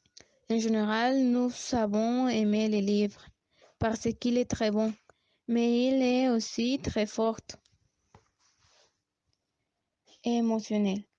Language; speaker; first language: French; non-native, learner; Spanish